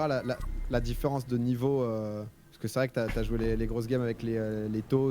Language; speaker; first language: French; native; French